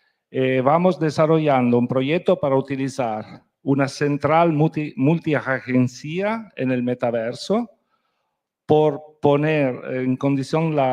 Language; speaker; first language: Spanish; non-native, fluent; Italian